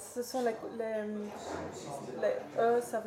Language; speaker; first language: French; non-native, learner; Dutch